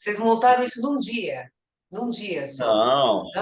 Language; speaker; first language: Portuguese; native; Portuguese